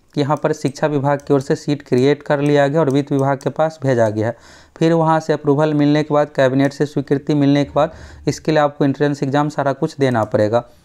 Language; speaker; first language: Hindi; native; Hindi